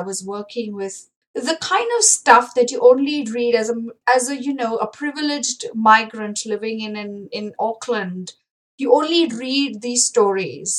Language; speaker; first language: English; non-native, local second language; Marathi